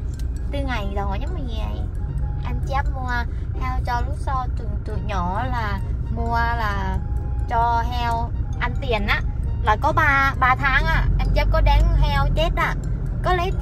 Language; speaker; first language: Vietnamese; non-native, learner; Thai